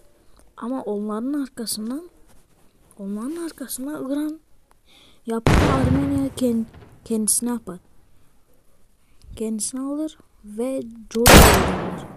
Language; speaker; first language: Turkish; early bilingual, heritage; Turkish